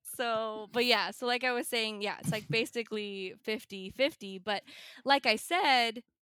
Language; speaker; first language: English; native; English